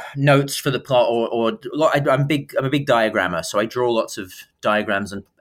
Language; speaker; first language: English; native; English